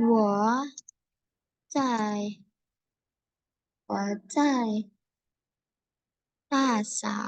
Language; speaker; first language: Chinese; non-native, fluent; Indonesian